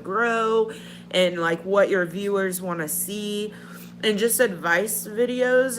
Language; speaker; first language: English; native; English